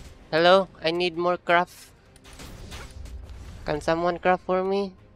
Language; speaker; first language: English; non-native, local second language; Filipino